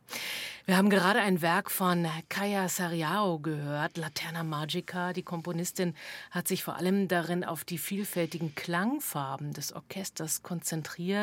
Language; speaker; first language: German; native; German